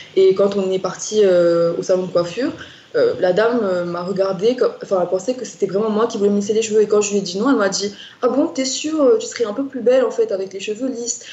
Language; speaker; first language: French; non-native, local second language; Arabic